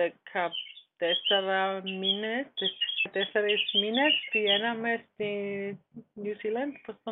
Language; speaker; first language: Greek; non-native, learner; German